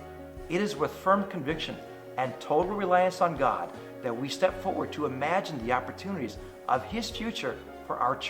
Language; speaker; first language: English; native; English